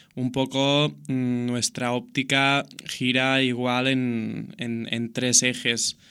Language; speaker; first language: Spanish; non-native, local second language; Catalan